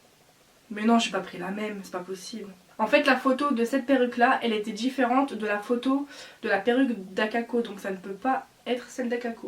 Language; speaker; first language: French; native; French